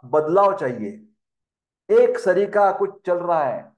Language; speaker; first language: Hindi; non-native, local second language; Marathi